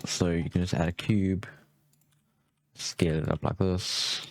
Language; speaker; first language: English; native; English